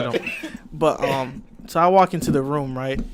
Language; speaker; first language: English; native; English